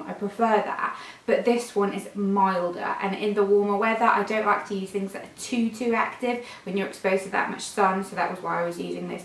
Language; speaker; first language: English; native; English